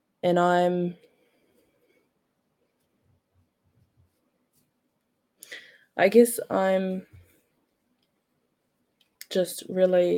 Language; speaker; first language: English; native; English